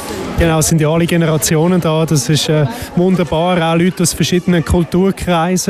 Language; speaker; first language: German; native; German